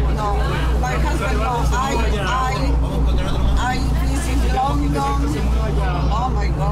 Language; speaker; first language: English; non-native, learner; Polish